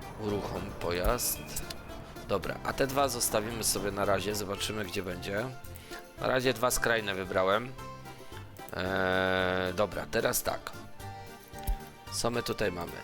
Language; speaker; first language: Polish; native; Polish